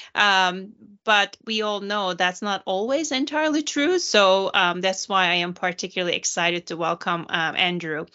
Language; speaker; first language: English; non-native, fluent; Turkish